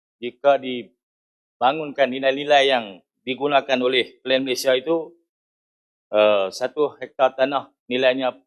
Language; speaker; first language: Malay; native; Malay